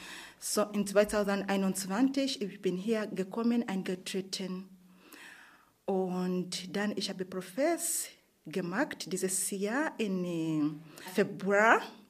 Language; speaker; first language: German; non-native, learner; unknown